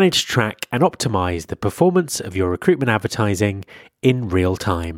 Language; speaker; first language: English; native; English